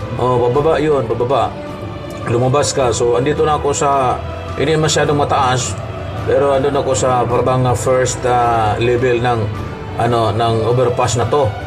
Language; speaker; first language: Filipino; non-native, local second language; Cebuano